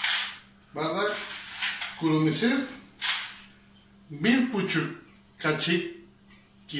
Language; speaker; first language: Turkish; non-native, learner; Spanish